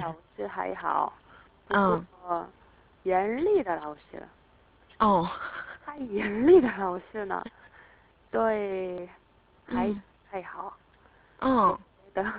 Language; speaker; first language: Chinese; non-native, learner; Korean